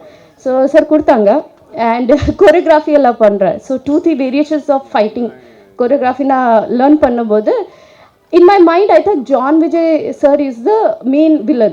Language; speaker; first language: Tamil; non-native, learner; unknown